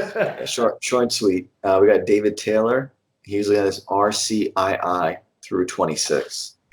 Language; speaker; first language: English; native; English